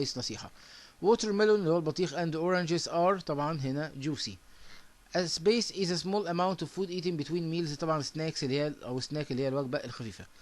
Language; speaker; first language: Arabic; native; Arabic